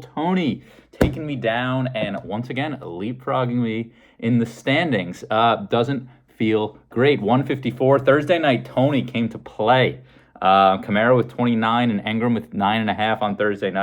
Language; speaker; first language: English; native; English